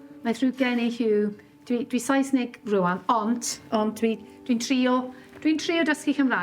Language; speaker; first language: Welsh; non-native, learner; English